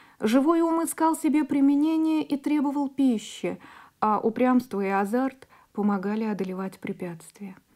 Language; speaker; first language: Russian; native; Russian